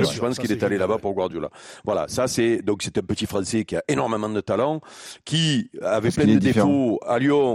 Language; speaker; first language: French; native; French